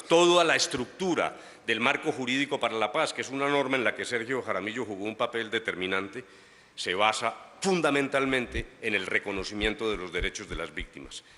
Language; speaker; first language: Spanish; native; Spanish